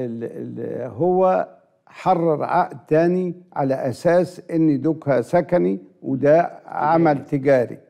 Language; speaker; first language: Arabic; native; Arabic